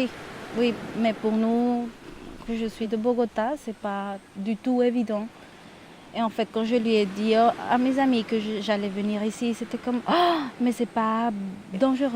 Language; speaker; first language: French; non-native, fluent; Spanish